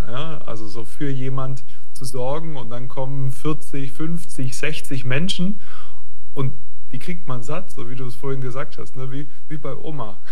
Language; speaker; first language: German; native; German